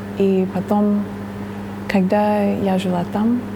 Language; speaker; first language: Russian; non-native, fluent; English